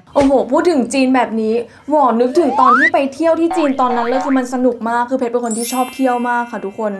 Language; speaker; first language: Thai; native; Thai